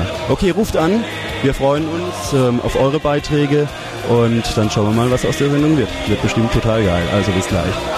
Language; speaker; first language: German; native; German